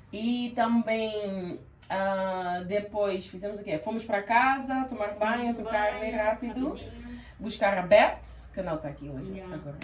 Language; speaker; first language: Portuguese; early bilingual, heritage; Portuguese